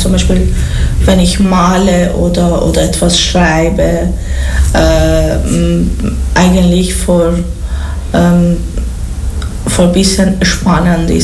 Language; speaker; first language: German; non-native, learner; Persian